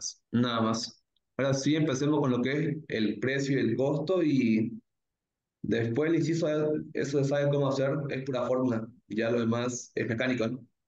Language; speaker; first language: Spanish; native; Spanish